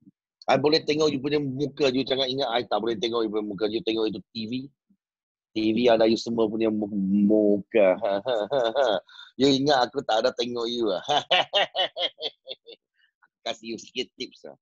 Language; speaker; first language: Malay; non-native, local second language; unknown